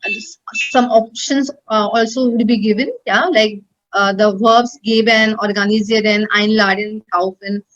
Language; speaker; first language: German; non-native, learner; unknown